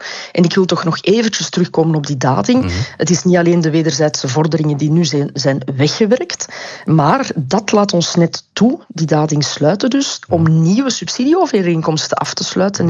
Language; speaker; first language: Dutch; native; Dutch